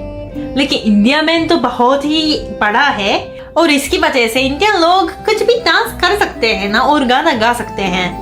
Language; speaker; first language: Hindi; non-native, fluent; Japanese